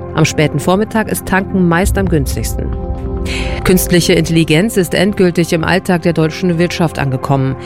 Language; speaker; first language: German; native; German